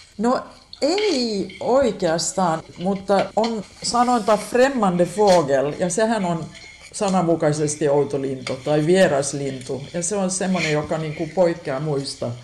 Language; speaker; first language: Finnish; non-native, local second language; Swedish